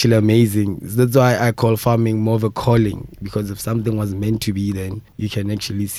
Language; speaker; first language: English; non-native, local second language; Southern Sotho